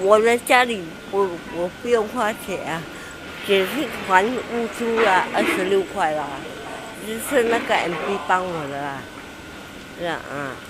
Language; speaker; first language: Chinese; non-native, local second language; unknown